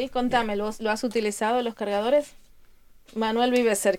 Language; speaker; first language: Spanish; native; Spanish